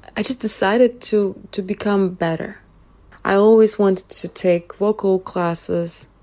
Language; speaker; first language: English; non-native, fluent; Russian